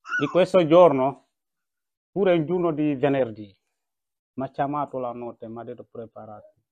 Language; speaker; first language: Italian; non-native, learner; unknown